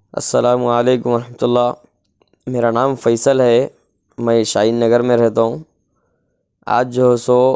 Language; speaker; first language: Hindi; non-native, local second language; Urdu